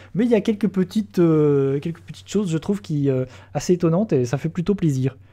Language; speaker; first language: French; native; French